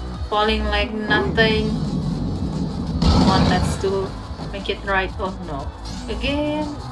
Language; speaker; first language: English; non-native, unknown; Indonesian